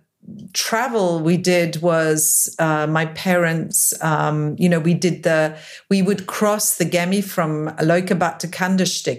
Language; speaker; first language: English; native; English